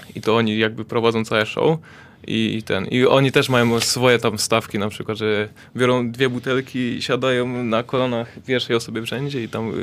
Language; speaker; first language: Polish; native; Polish